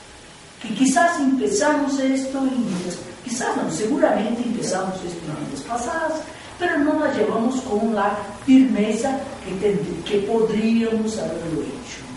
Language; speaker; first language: Spanish; non-native, fluent; Portuguese